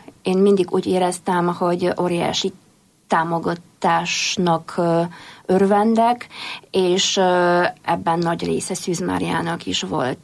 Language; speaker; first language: Hungarian; non-native, fluent; Polish